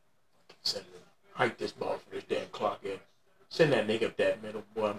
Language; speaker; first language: English; native; English